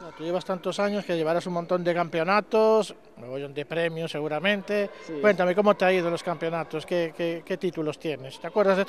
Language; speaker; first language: Spanish; native; Spanish